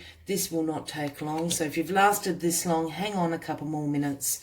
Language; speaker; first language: English; native; English